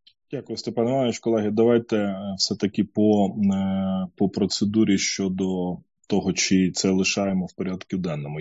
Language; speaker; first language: Ukrainian; native; Ukrainian